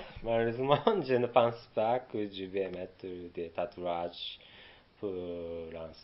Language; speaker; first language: French; non-native, learner; Japanese